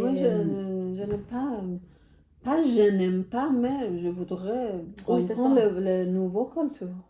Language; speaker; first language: French; non-native, learner; Persian